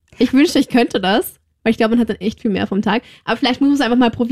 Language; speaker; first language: German; native; German